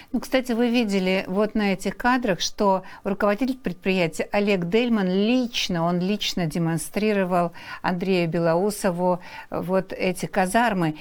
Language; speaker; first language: Russian; native; Russian